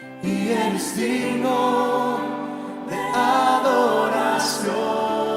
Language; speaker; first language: Spanish; native; Spanish